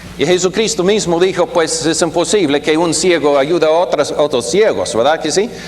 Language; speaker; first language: Spanish; non-native, fluent; German